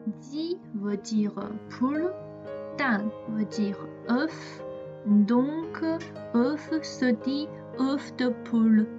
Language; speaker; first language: French; non-native, fluent; Chinese